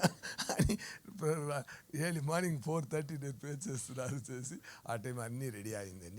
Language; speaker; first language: Telugu; non-native, learner; Tamil